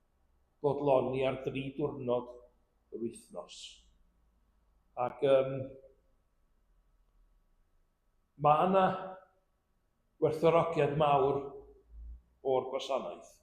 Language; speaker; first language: Welsh; native; Welsh